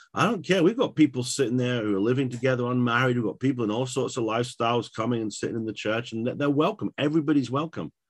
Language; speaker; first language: English; native; English